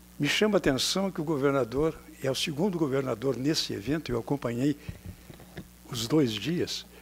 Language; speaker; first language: Portuguese; native; Portuguese